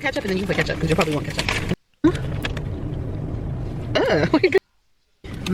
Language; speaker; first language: English; native; English